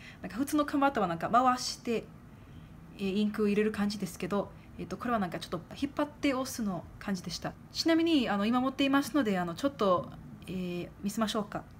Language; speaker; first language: Japanese; non-native, fluent; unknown